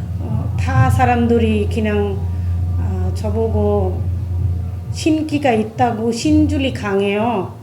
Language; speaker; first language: Korean; non-native, fluent; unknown